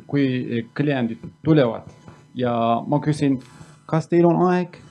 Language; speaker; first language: Estonian; non-native, fluent; Turkish